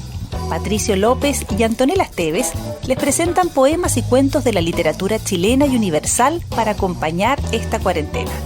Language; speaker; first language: Spanish; native; Spanish